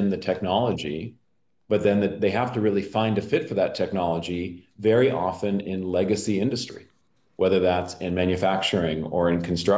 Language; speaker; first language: English; native; English